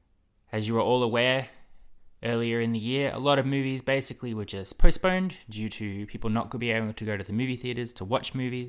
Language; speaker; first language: English; native; English